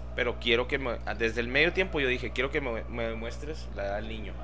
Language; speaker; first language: Spanish; native; Spanish